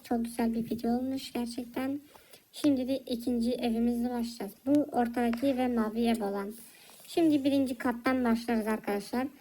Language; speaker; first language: Turkish; early bilingual, heritage; Turkish